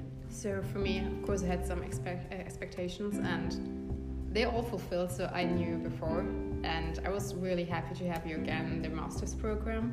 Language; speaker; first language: English; non-native, fluent; German